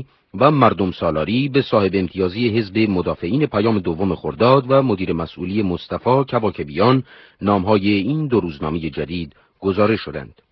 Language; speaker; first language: Persian; native; Persian